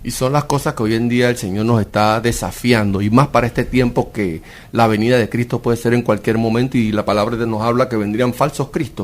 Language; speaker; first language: Spanish; native; Spanish